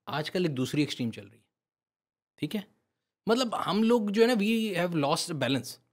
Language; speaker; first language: Urdu; native; Urdu